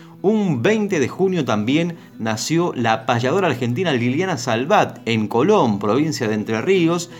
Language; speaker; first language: Spanish; native; Spanish